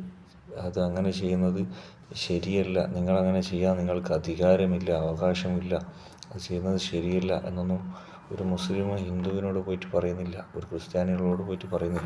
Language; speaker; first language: Malayalam; native; Malayalam